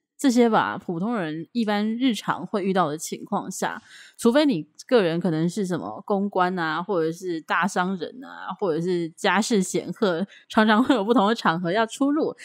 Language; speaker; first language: Chinese; native; Chinese